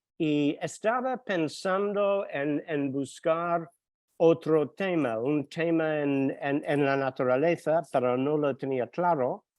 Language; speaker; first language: Spanish; non-native, fluent; English